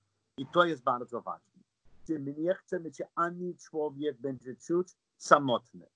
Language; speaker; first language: Polish; non-native, learner; English